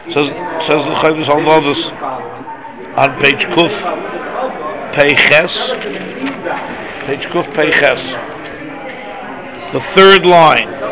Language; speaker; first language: English; native; English